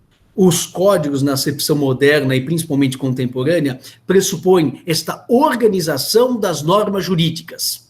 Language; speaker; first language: Portuguese; native; Portuguese